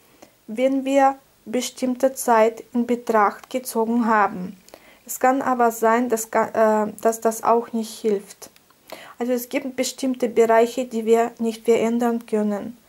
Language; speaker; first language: German; non-native, fluent; Russian